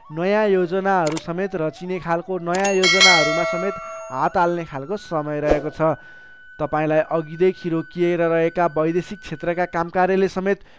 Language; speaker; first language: Nepali; native; Nepali